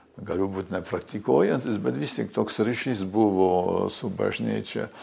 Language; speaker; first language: Lithuanian; early bilingual, heritage; Lithuanian